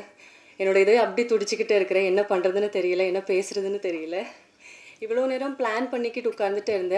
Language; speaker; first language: Tamil; non-native, fluent; Malayalam